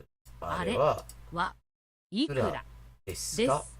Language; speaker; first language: Japanese; non-native, learner; English